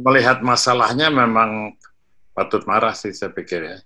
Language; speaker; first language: Indonesian; native; Indonesian